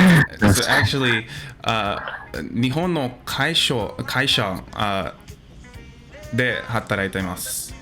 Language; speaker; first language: Japanese; non-native, learner; English